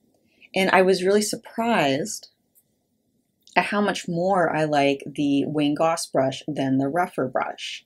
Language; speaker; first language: English; native; English